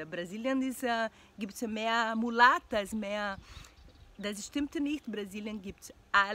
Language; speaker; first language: German; non-native, learner; Portuguese